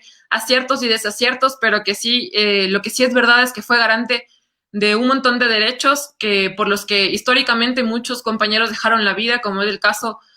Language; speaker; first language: Spanish; native; Spanish